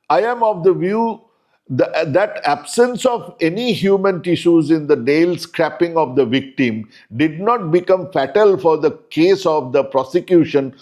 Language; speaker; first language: English; non-native, local second language; Bangla